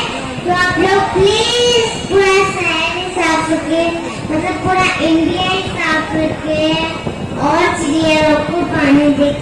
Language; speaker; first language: Hindi; non-native, local second language; Nepali